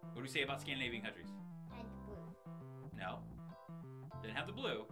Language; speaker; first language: English; native; English